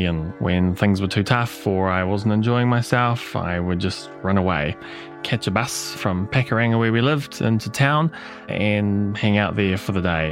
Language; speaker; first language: English; native; English